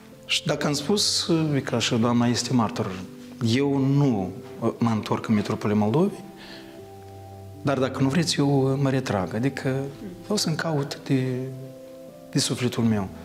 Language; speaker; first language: Romanian; native; Romanian